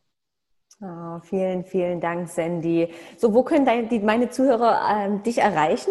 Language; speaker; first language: German; native; German